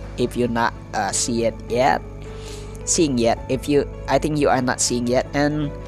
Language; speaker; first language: English; non-native, learner; Indonesian